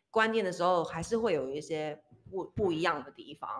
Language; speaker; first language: Chinese; native; Chinese